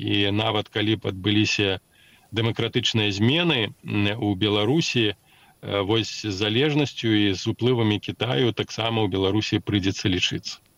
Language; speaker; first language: Belarusian; non-native, local second language; Russian